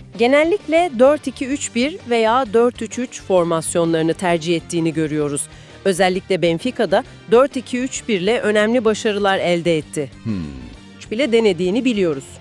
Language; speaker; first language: Turkish; native; Turkish